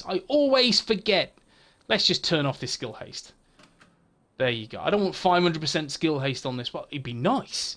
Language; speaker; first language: English; native; English